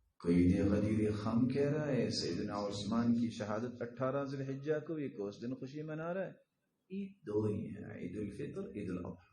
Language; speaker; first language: Urdu; non-native, local second language; Northern Hindko